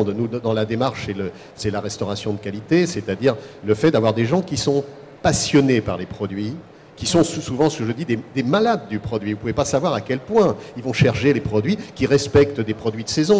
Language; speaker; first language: French; native; French